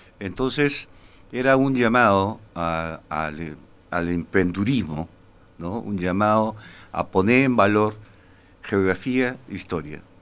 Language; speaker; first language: Spanish; native; Spanish